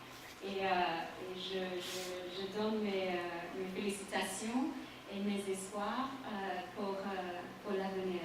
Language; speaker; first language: French; non-native, learner; English